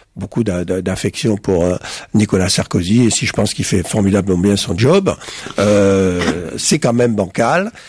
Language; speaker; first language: French; native; French